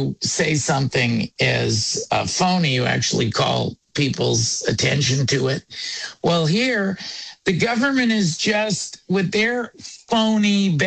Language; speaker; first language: English; non-native, local second language; Yiddish